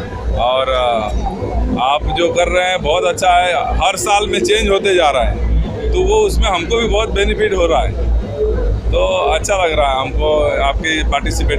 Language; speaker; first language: Hindi; non-native, local second language; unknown